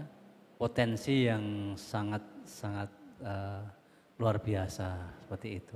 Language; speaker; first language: Indonesian; native; Indonesian